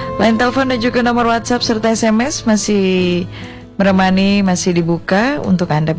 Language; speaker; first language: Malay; non-native, local second language; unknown